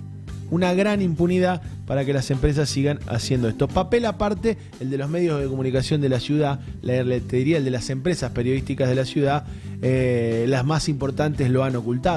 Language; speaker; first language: Spanish; native; Spanish